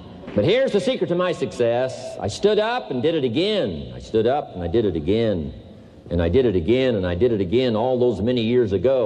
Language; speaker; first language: English; native; English